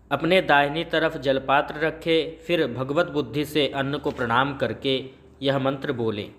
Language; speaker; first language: Hindi; native; Hindi